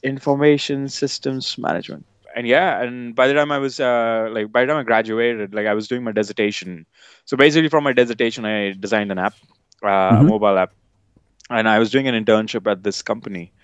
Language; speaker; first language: English; non-native, local second language; Hindi